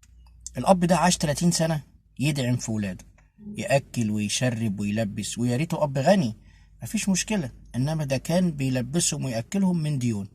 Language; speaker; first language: Arabic; native; Arabic